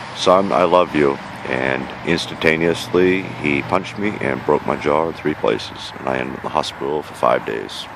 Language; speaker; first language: English; native; English